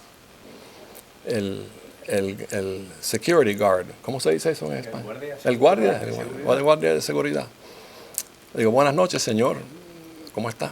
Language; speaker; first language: Spanish; native; Spanish